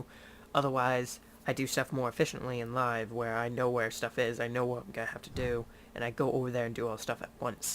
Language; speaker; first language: English; native; English